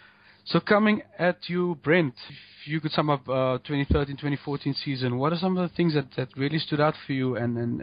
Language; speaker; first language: English; native; English